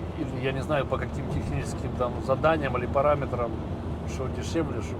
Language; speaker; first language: Russian; native; Russian